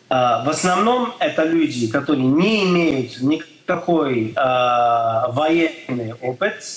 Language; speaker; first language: Russian; non-native, fluent; English